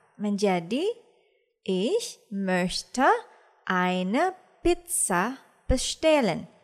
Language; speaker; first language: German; non-native, fluent; Indonesian